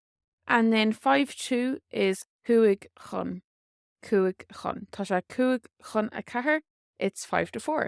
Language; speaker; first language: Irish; non-native, local second language; English